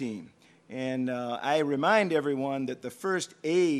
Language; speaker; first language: English; native; English